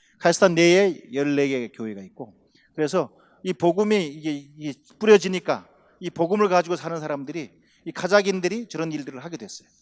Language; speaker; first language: Korean; native; Korean